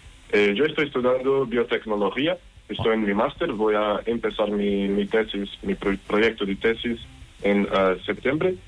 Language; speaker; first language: Spanish; non-native, learner; Portuguese